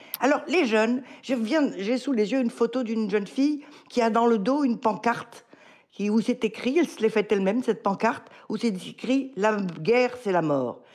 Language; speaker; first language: French; native; French